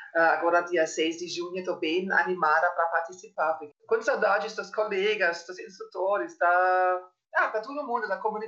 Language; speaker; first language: Portuguese; non-native, fluent; German